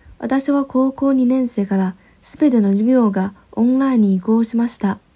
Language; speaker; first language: Japanese; non-native, fluent; Chinese